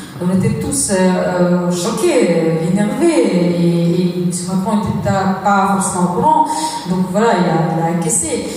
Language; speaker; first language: French; non-native, fluent; Ukrainian